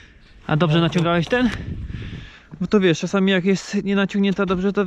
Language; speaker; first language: Polish; native; Polish